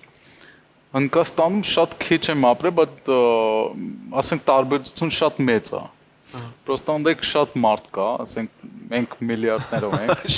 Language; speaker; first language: Armenian; non-native, learner; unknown